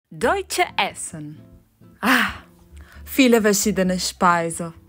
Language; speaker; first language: German; non-native, learner; Spanish